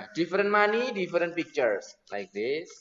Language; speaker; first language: English; non-native, learner; Indonesian